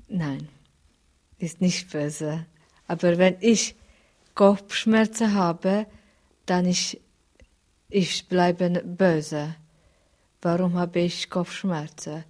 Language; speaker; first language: German; non-native, learner; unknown